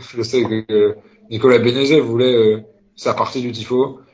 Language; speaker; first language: French; native; French